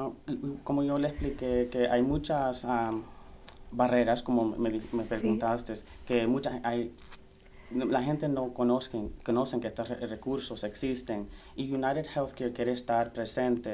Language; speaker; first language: Spanish; early bilingual, heritage; Spanish